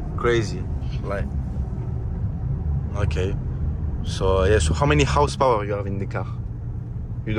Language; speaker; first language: English; non-native, learner; French